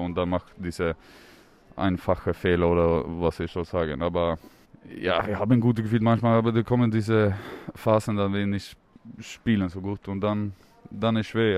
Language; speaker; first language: German; non-native, learner; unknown